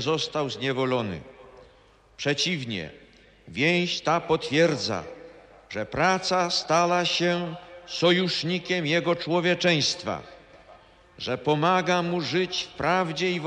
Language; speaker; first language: Polish; native; Polish